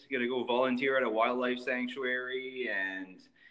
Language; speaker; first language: English; native; English